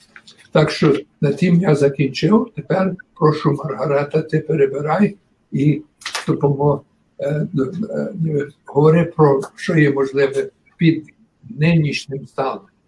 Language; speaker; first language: Ukrainian; early bilingual, heritage; Ukrainian